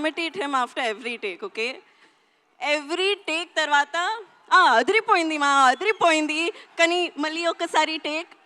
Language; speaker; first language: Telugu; non-native, learner; Hindi